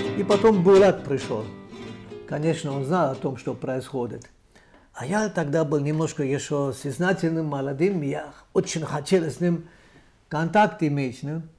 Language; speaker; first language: Russian; non-native, fluent; German